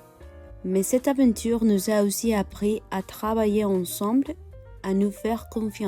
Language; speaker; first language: French; non-native, learner; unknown